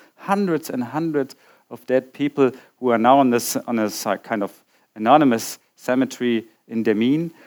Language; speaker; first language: English; non-native, fluent; German